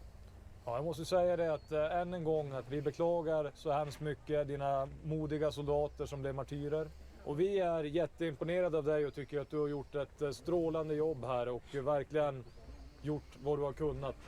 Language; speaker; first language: Swedish; native; Swedish